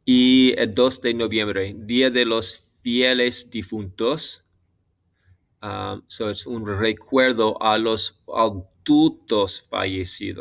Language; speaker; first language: Spanish; non-native, fluent; English